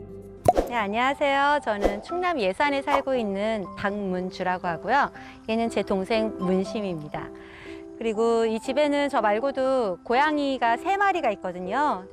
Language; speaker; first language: Korean; early bilingual, heritage; Korean